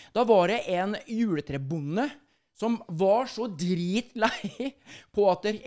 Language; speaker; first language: Norwegian; native; Norwegian